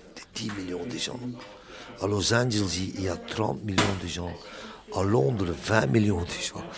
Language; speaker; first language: French; native; French